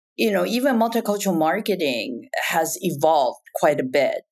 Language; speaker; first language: English; non-native, fluent; Japanese